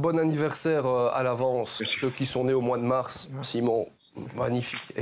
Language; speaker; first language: French; native; French